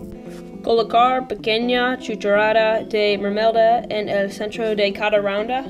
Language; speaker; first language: Spanish; non-native, learner; English